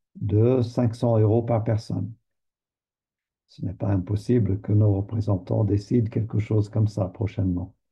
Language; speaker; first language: French; native; French